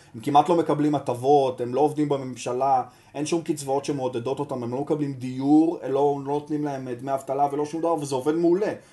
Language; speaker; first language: Hebrew; native; Hebrew